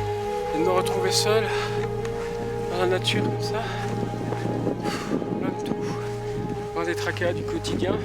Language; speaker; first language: French; native; French